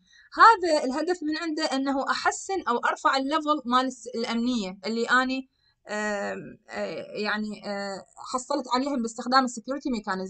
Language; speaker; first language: Arabic; native; Arabic